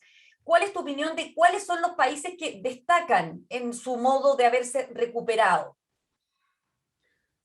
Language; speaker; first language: Spanish; native; Spanish